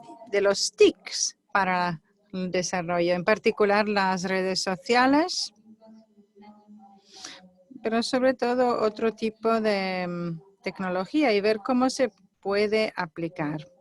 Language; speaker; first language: Spanish; non-native, fluent; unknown